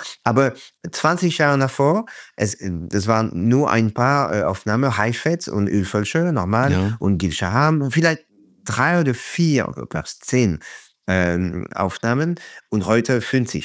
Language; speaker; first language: German; non-native, fluent; French